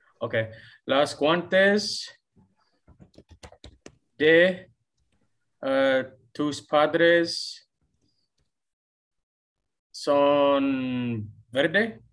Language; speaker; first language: Spanish; non-native, learner; English